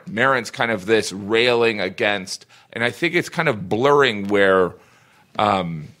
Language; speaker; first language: English; native; English